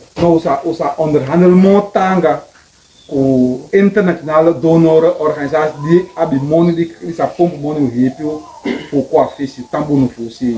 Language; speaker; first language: Dutch; non-native, local second language; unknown